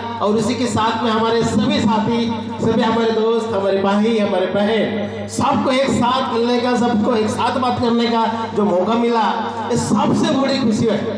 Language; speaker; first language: Hindi; non-native, local second language; Marathi